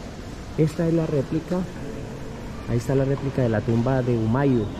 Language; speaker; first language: Spanish; native; Spanish